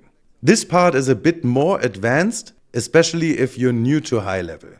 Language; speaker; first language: English; non-native, fluent; German